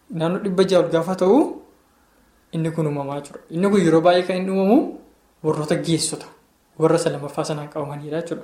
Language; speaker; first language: Oromo; native; Oromo